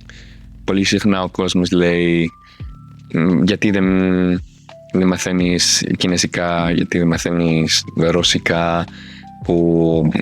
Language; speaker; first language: Greek; non-native, fluent; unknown